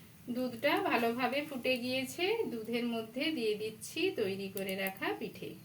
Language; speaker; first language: Bangla; native; Bangla